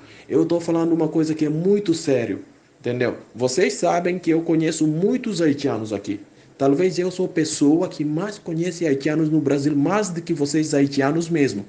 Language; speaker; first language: Portuguese; non-native, fluent; Haitian Creole